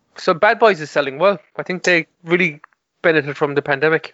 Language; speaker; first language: English; native; English